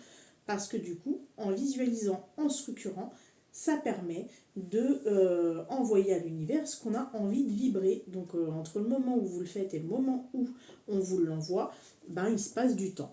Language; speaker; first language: French; native; French